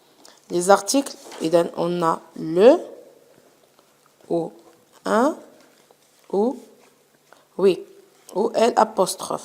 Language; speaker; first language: French; non-native, local second language; Arabic